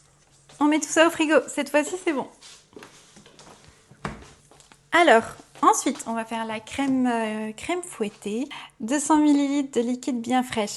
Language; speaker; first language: French; native; French